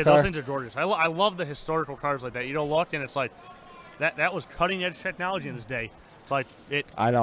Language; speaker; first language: English; native; English